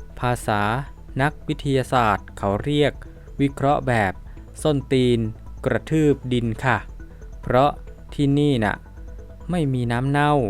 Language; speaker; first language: Thai; native; Thai